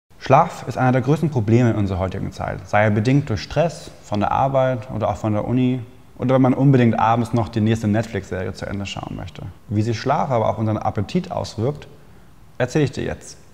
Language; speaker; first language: German; native; German